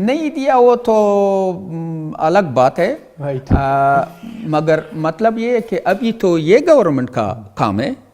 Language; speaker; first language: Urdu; non-native, learner; Pashto